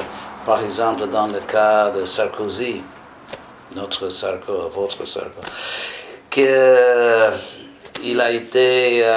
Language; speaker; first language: French; non-native, fluent; English